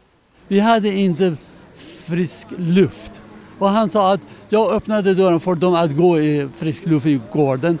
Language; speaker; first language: Swedish; non-native, learner; Persian